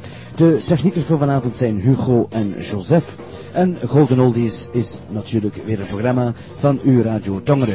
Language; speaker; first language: Dutch; native; Dutch